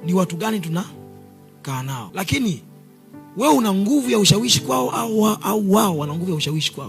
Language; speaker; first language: Swahili; native; Swahili